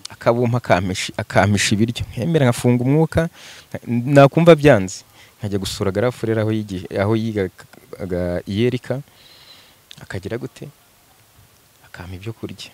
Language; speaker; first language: Kinyarwanda; native; Kinyarwanda